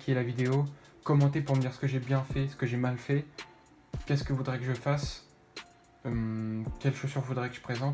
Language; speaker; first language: French; native; French